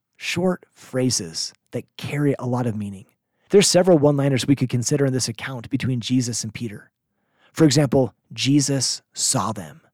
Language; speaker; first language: English; native; English